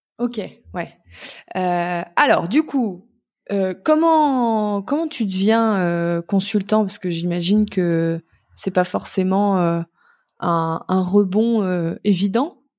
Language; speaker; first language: French; native; French